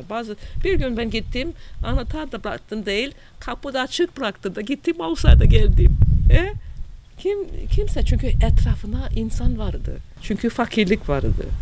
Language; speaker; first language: Turkish; non-native, fluent; English